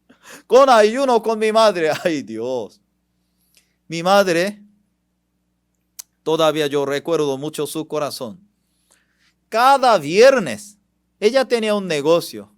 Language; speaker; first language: Spanish; non-native, fluent; Korean